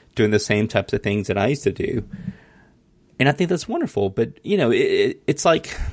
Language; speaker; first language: English; native; English